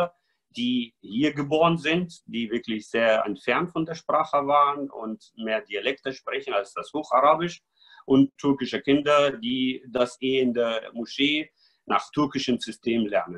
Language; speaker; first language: German; non-native, fluent; Arabic